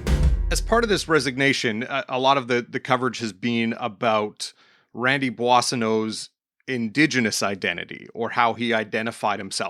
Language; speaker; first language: English; native; English